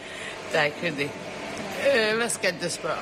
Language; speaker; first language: Danish; non-native, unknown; Arabic